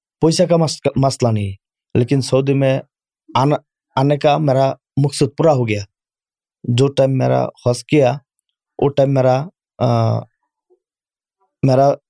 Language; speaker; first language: Urdu; non-native, learner; Bangla